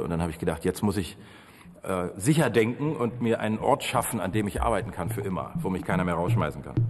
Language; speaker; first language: German; native; German